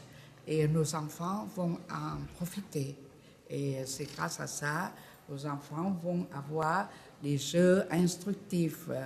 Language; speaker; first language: French; non-native, fluent; Vietnamese